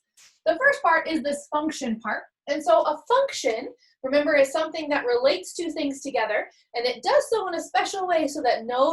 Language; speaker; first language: English; native; English